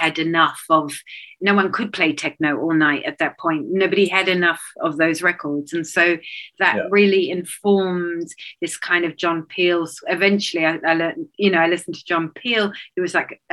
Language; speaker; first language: English; native; English